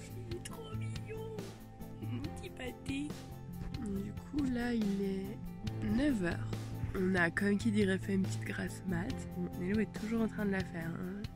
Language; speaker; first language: French; native; French